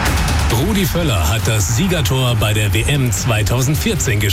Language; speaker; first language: German; native; German